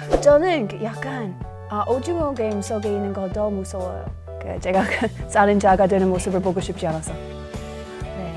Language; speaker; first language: Korean; non-native, learner; English